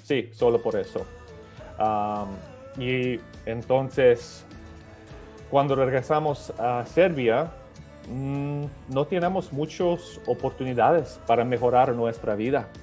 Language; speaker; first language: Spanish; early bilingual, other home language; Serbian